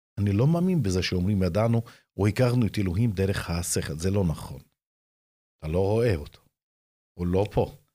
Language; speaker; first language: Hebrew; non-native, local second language; Arabic